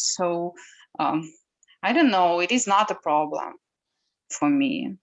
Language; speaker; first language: English; non-native, learner; Ukrainian